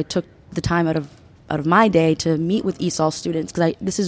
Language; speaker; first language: English; early bilingual, other home language; Spanish